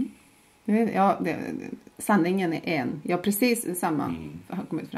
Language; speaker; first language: Swedish; non-native, fluent; Latvian